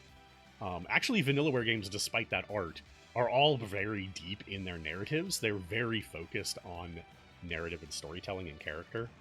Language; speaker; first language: English; native; English